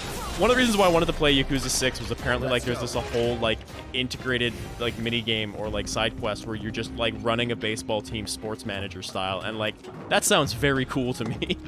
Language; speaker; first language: English; native; English